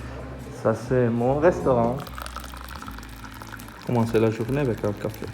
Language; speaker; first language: French; non-native, fluent; Spanish